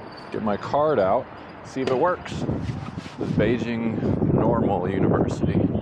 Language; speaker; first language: English; native; English